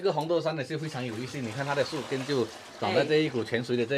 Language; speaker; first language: Chinese; native; Chinese